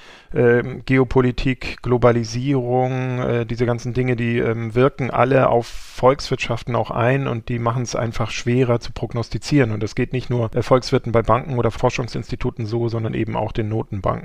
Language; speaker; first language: German; native; German